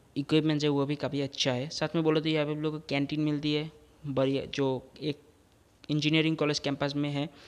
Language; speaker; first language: Hindi; non-native, local second language; Assamese